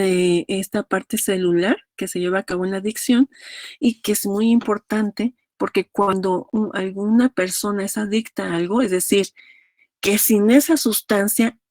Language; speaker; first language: Spanish; native; Spanish